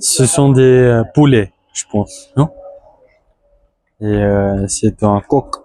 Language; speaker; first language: French; non-native, learner; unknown